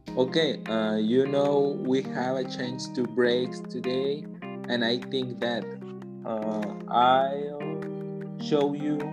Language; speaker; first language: English; non-native, learner; Spanish